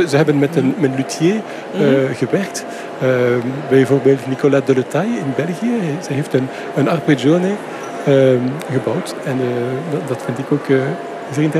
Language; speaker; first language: Dutch; non-native, fluent; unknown